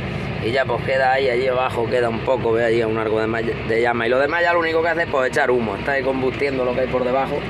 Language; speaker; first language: Spanish; native; Spanish